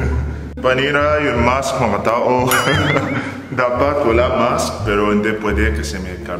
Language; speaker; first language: Filipino; non-native, learner; Arabic